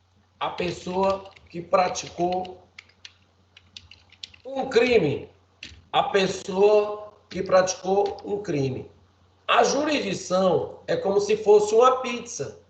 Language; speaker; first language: Portuguese; native; Portuguese